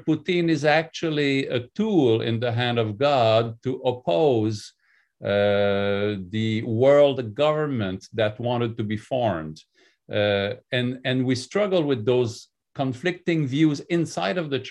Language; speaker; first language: English; non-native, fluent; French